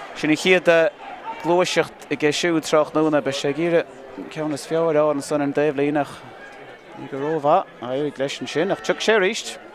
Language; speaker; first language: Irish; native; Irish